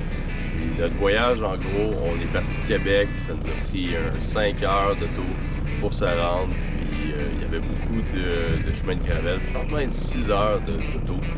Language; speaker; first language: French; native; French